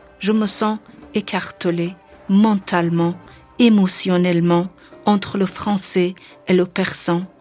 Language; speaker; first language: French; non-native, fluent; Persian